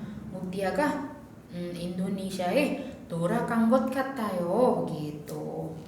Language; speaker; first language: Korean; non-native, fluent; Indonesian